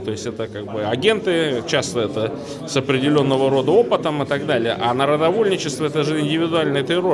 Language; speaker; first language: Russian; native; Russian